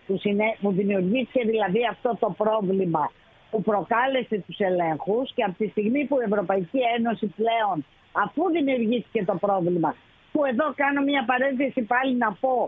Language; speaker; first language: Greek; native; Greek